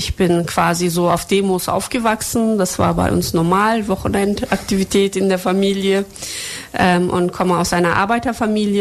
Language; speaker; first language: German; early bilingual, other home language; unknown